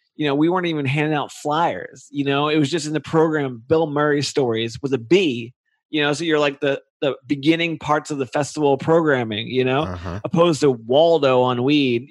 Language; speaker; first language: English; native; English